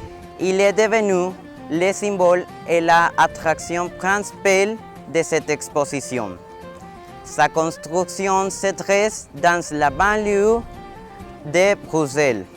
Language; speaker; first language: French; non-native, learner; Spanish